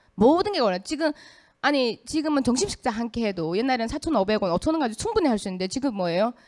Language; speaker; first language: Korean; early bilingual, heritage; Korean